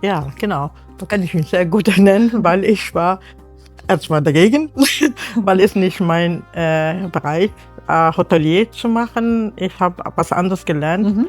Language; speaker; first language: German; non-native, learner; Arabic